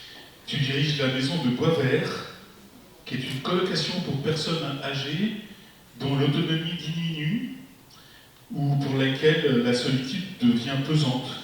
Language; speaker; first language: French; native; French